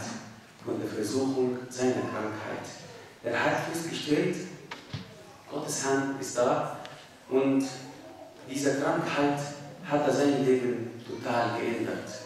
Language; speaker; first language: German; non-native, fluent; Arabic